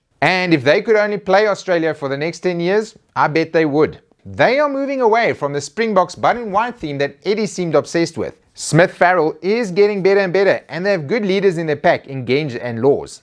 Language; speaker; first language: English; native; English